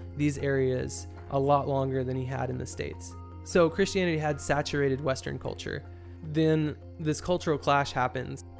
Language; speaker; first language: English; early bilingual, heritage; English